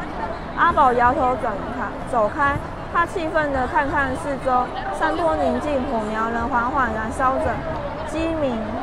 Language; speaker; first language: Chinese; native; Chinese